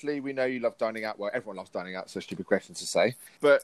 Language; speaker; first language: English; native; English